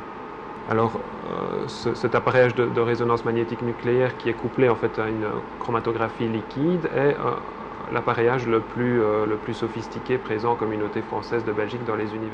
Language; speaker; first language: French; native; French